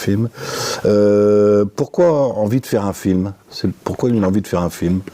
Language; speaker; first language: French; native; French